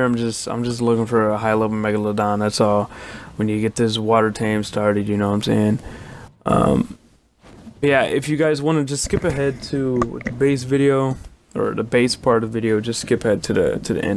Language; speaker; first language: English; native; English